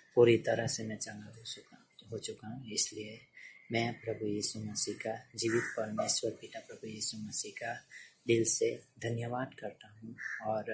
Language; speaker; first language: Hindi; non-native, local second language; Gujarati